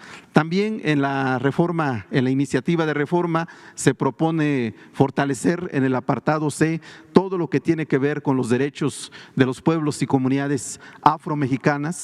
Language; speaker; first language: Spanish; non-native, local second language; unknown